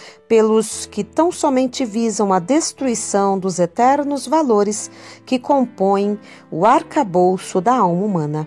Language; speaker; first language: Portuguese; native; Portuguese